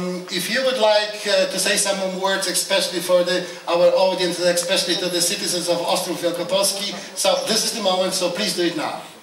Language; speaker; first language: English; non-native, fluent; Polish